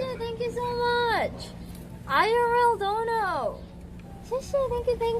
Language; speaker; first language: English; non-native, fluent; Korean